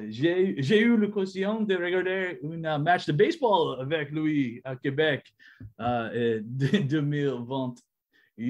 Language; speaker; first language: French; non-native, learner; English